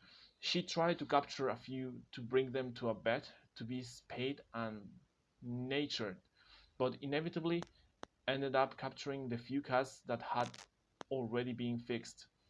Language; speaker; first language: English; non-native, fluent; Spanish